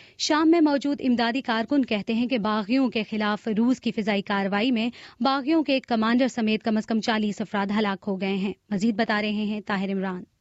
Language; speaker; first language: Urdu; native; Urdu